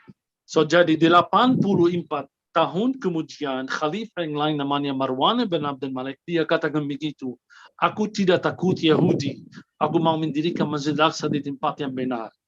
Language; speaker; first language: Indonesian; non-native, fluent; Arabic